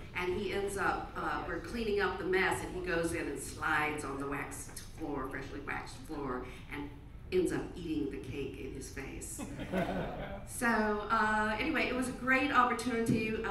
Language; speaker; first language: English; native; English